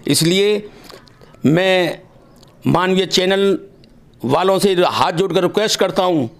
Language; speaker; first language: Hindi; native; Hindi